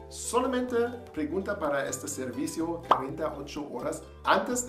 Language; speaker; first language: Spanish; non-native, learner; German